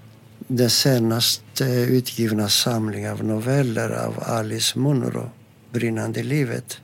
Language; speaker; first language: Swedish; non-native, fluent; Greek